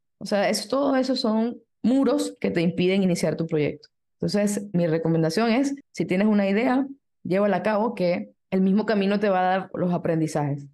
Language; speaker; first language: Spanish; native; Spanish